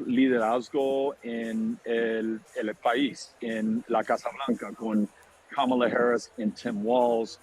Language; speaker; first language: Spanish; non-native, fluent; English